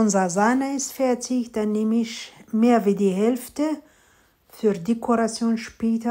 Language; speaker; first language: German; non-native, fluent; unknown